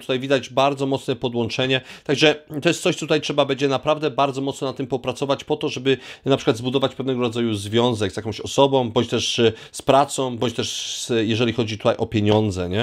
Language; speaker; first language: Polish; native; Polish